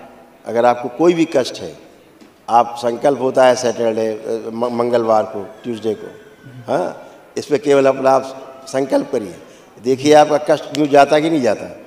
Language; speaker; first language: Hindi; native; Hindi